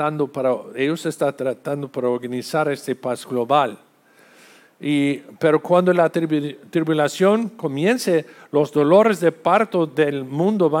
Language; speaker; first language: Spanish; non-native, fluent; English